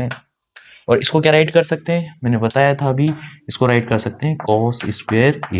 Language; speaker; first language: Hindi; native; Hindi